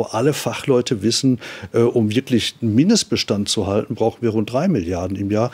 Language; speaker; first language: German; native; German